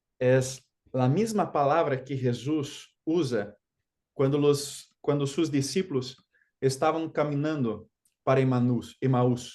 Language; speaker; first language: Spanish; non-native, fluent; Portuguese